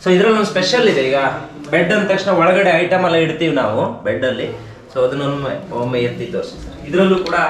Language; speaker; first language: Kannada; native; Kannada